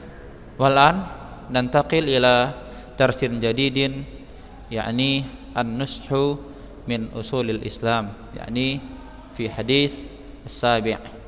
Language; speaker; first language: Arabic; non-native, fluent; Indonesian